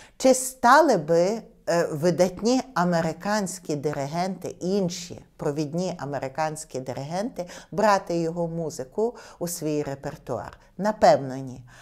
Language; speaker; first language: Ukrainian; native; Ukrainian